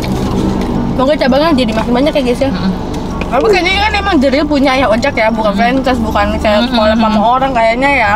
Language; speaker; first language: Indonesian; native; Indonesian